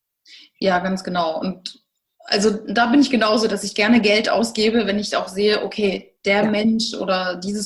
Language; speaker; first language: German; native; German